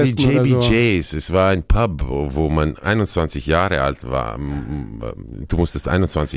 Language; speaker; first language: German; non-native, fluent; Croatian